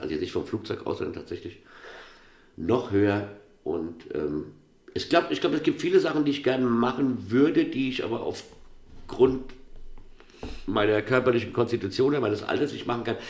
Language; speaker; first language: German; native; German